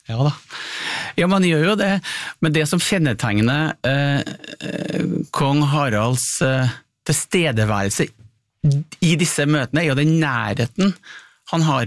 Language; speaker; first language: Norwegian; native; Norwegian